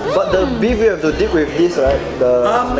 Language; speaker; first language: English; non-native, local second language; Chinese